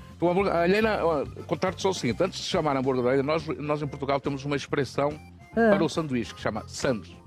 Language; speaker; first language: Portuguese; native; Portuguese